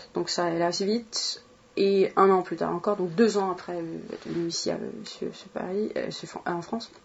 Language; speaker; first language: French; non-native, fluent; Swedish